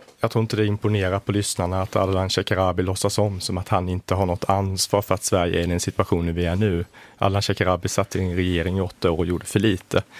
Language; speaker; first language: Swedish; native; Swedish